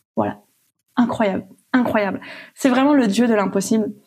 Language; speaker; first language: French; native; French